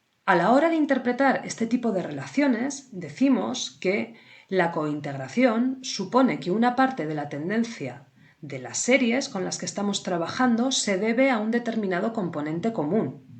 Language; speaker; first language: Spanish; native; Spanish